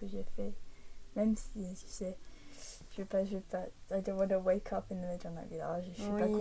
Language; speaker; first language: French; early bilingual, heritage; English